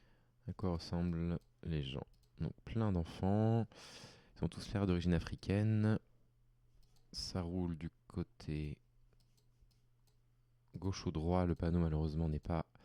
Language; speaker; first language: French; native; French